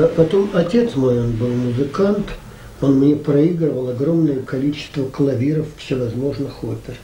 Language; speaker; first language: Russian; native; Russian